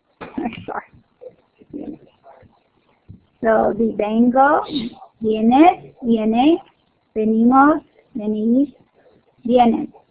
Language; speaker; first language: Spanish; non-native, fluent; English